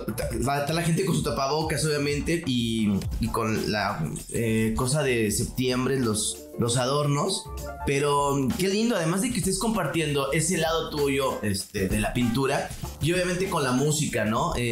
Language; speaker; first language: Spanish; native; Spanish